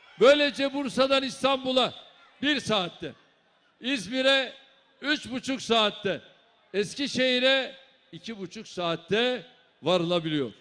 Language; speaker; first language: Turkish; native; Turkish